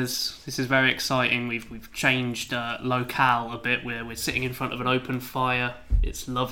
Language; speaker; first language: English; native; English